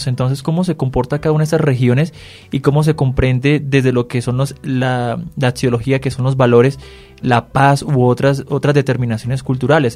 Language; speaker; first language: Spanish; native; Spanish